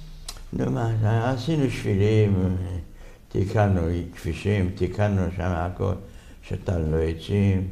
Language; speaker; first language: Hebrew; non-native, fluent; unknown